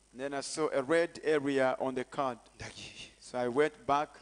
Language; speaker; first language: English; non-native, fluent; Kinyarwanda